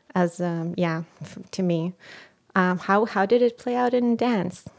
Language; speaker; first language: English; non-native, fluent; Hebrew